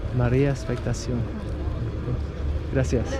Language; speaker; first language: Spanish; non-native, learner; English